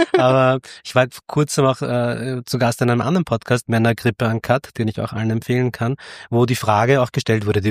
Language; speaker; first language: German; early bilingual, other home language; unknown